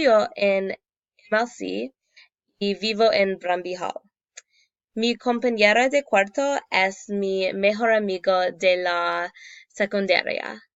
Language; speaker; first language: Spanish; non-native, learner; English